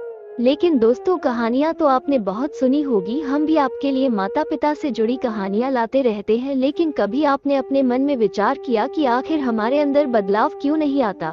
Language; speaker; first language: Hindi; native; Hindi